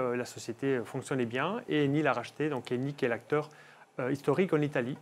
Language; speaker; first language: French; non-native, fluent; Spanish